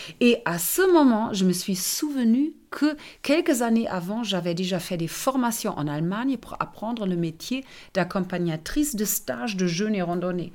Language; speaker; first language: French; non-native, fluent; German